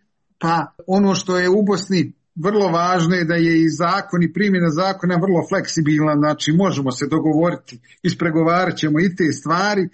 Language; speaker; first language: Serbian; native; Serbian